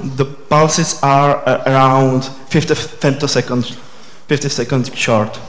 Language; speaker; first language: English; non-native, fluent; Czech